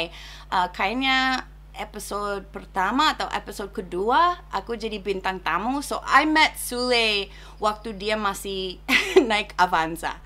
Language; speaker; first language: Indonesian; non-native, fluent; English